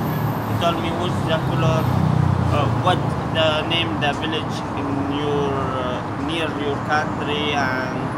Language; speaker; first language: English; non-native, learner; Arabic